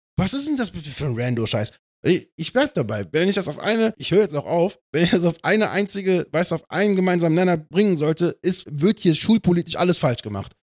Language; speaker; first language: German; native; German